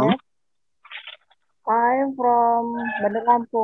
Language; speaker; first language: English; non-native, learner; Indonesian